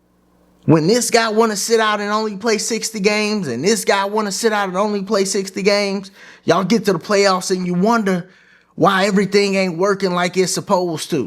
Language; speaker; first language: English; native; English